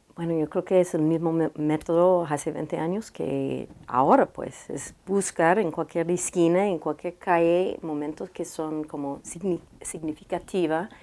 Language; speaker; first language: Spanish; non-native, learner; English